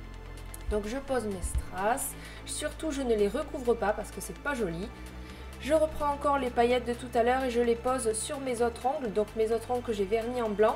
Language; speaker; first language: French; native; French